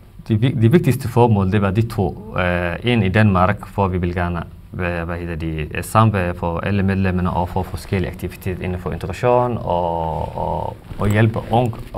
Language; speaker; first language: Danish; non-native, fluent; Somali